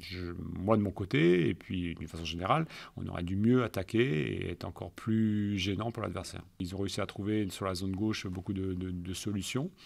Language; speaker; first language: French; native; French